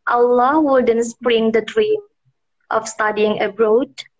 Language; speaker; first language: English; non-native, fluent; Indonesian